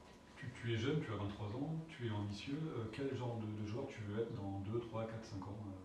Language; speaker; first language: French; native; French